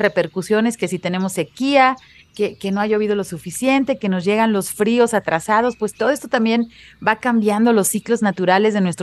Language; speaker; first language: Spanish; native; Spanish